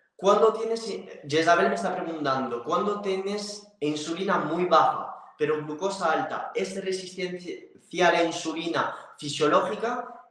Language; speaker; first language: Spanish; non-native, fluent; French